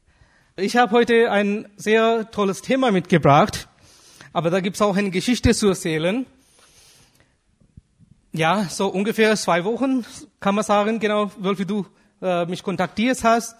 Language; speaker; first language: German; non-native, fluent; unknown